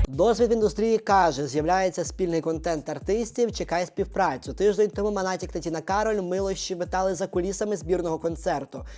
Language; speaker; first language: Ukrainian; native; Ukrainian